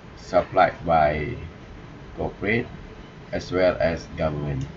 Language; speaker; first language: English; non-native, local second language; Malay